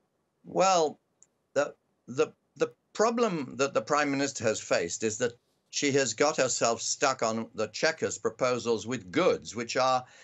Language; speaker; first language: English; native; English